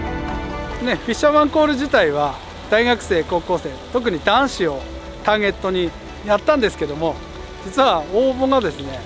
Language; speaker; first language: Japanese; native; Japanese